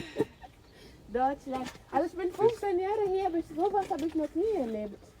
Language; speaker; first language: German; non-native, learner; Swahili